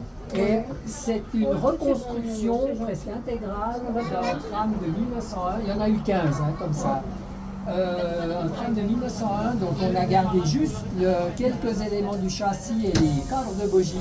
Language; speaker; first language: French; native; French